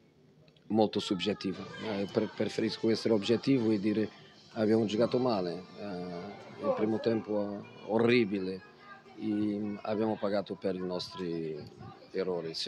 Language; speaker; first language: Italian; non-native, fluent; Portuguese